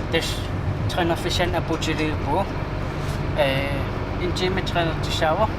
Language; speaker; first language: Danish; non-native, local second language; Kalaallisut